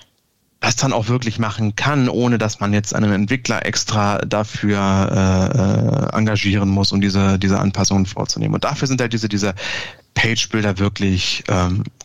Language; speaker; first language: German; native; German